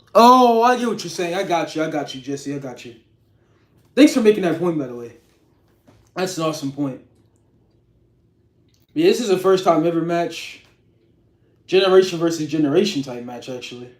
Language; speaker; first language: English; native; English